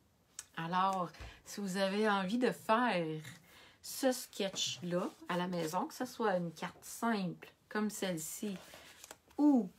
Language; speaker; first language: French; native; French